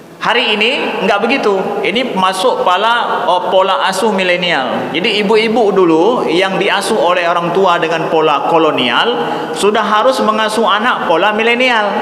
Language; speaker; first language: Malay; non-native, local second language; Achinese